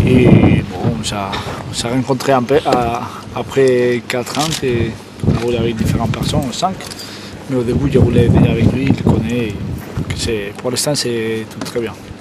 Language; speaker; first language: French; non-native, fluent; Spanish